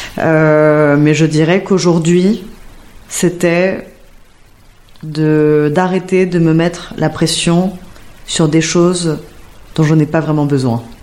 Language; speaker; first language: French; native; French